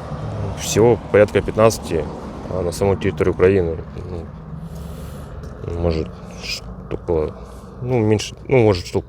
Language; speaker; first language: Russian; native; Russian